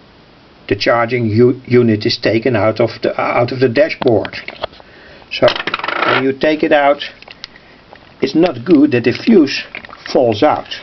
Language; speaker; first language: English; non-native, fluent; Dutch